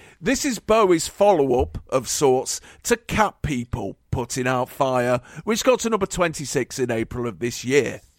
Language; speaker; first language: English; native; English